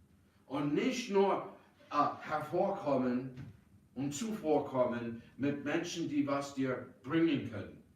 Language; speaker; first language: German; non-native, fluent; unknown